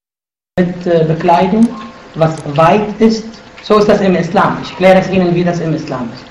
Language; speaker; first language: German; non-native, fluent; Arabic